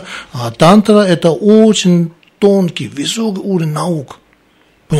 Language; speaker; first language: Russian; non-native, learner; Tibetan